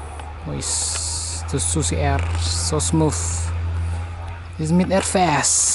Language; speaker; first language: English; non-native, learner; Indonesian